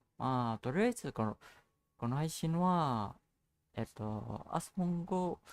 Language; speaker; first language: Japanese; non-native, learner; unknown